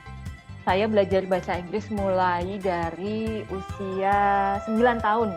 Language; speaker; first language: Indonesian; native; Indonesian